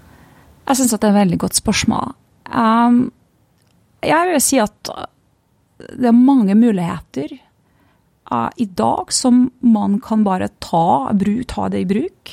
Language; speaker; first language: Norwegian; non-native, fluent; Lithuanian